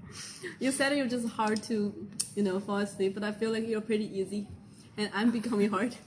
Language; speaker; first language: English; non-native, fluent; Chinese